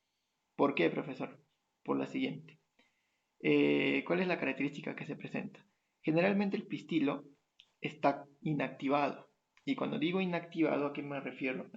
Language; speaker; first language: Spanish; native; Spanish